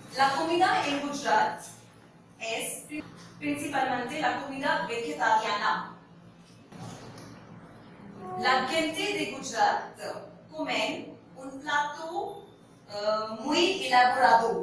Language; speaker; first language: Spanish; non-native, learner; Gujarati